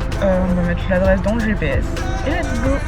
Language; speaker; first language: French; native; French